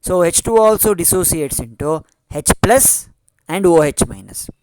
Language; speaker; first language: English; non-native, local second language; Kannada